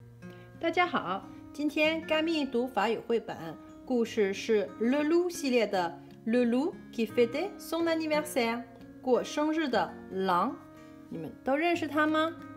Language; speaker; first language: Chinese; early bilingual, heritage; Chinese